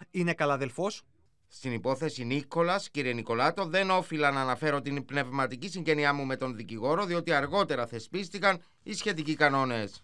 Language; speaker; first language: Greek; native; Greek